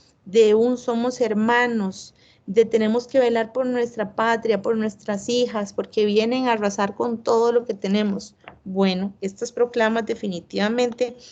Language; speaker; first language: Spanish; native; Spanish